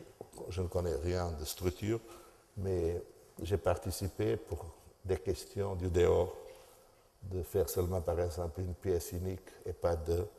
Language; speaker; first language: French; non-native, fluent; Portuguese